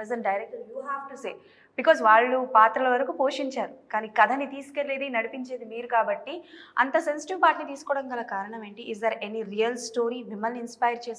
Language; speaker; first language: Telugu; native; Telugu